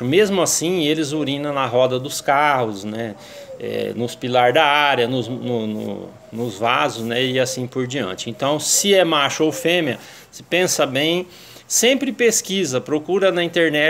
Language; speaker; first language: Portuguese; native; Portuguese